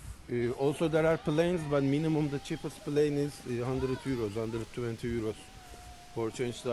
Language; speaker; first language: English; non-native, learner; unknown